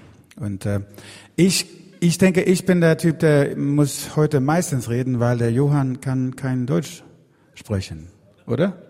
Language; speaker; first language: German; non-native, fluent; Swedish